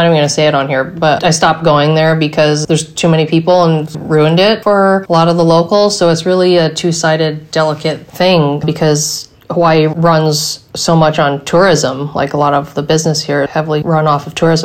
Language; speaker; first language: English; native; English